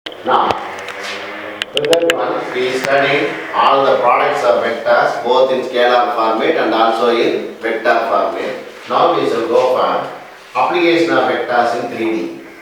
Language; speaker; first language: English; non-native, local second language; Tamil